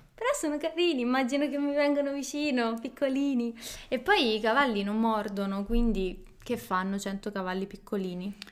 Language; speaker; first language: Italian; native; Italian